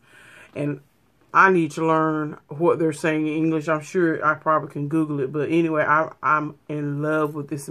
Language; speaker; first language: English; native; English